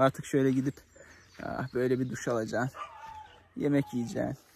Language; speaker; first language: Turkish; native; Turkish